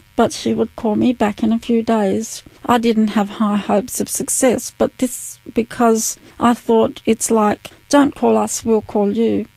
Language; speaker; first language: English; native; English